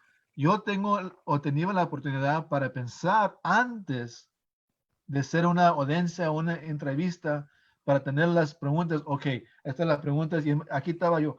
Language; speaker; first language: Spanish; non-native, fluent; English